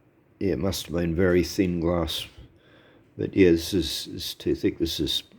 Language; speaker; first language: English; native; English